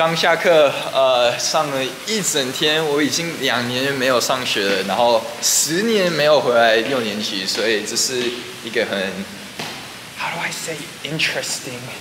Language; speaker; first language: Chinese; early bilingual, heritage; English